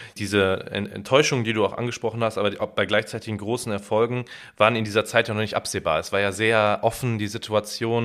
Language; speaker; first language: German; native; German